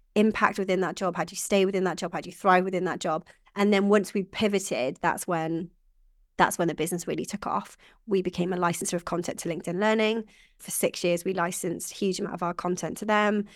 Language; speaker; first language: English; native; English